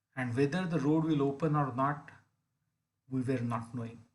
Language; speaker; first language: English; non-native, local second language; Marathi